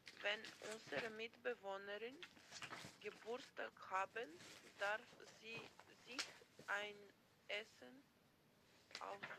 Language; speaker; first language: German; non-native, learner; Macedonian